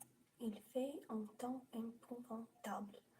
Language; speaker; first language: French; non-native, learner; Russian